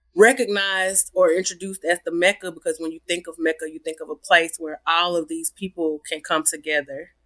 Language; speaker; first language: English; native; English